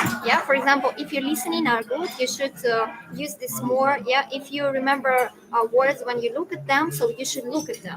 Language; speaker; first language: English; non-native, fluent; Russian